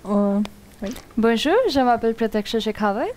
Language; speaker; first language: French; non-native, learner; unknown